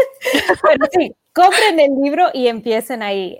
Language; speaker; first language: Spanish; early bilingual, heritage; Spanish